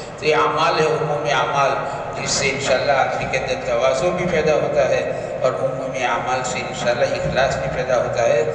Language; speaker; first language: Urdu; non-native, local second language; Gujarati